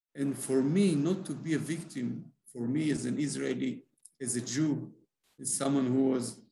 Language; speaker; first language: English; non-native, fluent; Hebrew